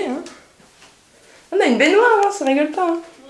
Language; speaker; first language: French; native; French